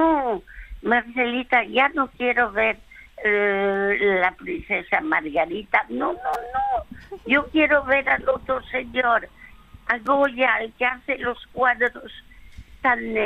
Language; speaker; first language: Spanish; early bilingual, other home language; French